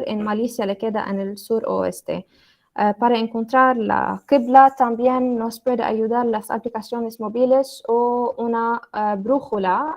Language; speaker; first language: Spanish; non-native, learner; Arabic